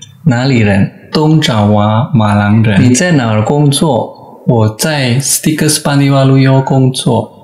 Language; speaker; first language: Chinese; non-native, fluent; Indonesian